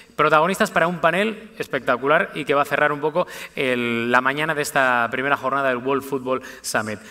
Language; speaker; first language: Spanish; native; Spanish